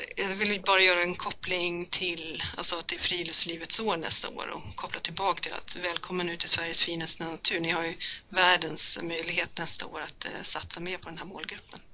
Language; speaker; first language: Swedish; native; Swedish